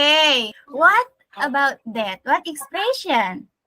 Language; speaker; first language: English; non-native, learner; Indonesian